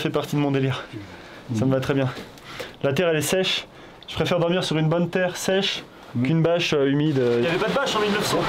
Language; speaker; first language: French; native; French